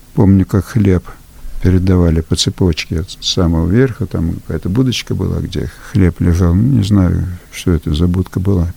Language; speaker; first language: Russian; early bilingual, heritage; Russian